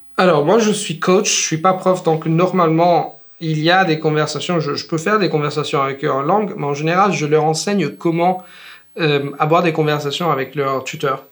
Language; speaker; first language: French; non-native, fluent; Italian